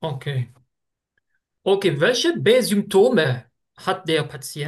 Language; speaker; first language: German; non-native, learner; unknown